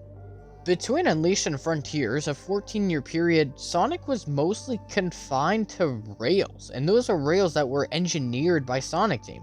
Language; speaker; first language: English; native; English